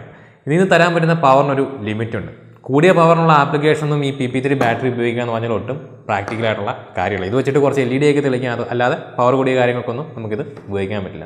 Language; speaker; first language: Malayalam; native; Malayalam